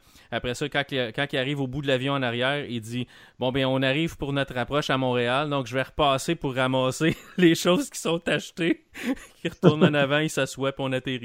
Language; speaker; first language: French; native; French